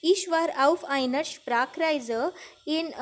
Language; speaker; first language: German; non-native, learner; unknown